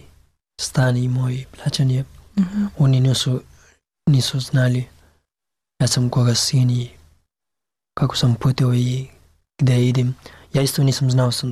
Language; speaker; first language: Serbian; non-native, learner; Pashto